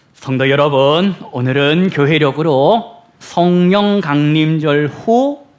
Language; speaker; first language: Korean; native; Korean